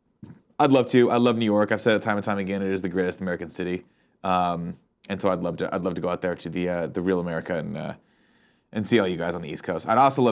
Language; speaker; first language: English; native; English